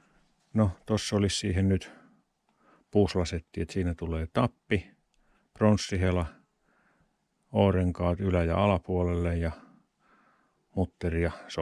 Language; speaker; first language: Finnish; native; Finnish